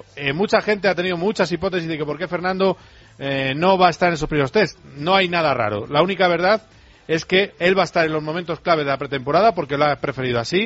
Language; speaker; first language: Spanish; native; Spanish